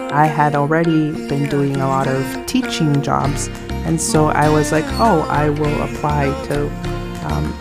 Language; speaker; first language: English; native; English